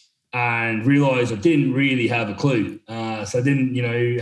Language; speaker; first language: English; native; English